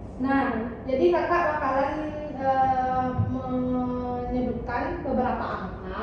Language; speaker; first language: Indonesian; native; Indonesian